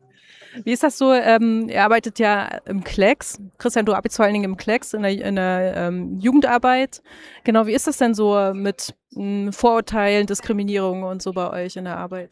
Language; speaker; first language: German; native; German